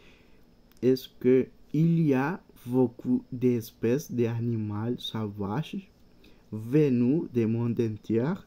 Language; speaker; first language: French; non-native, learner; Spanish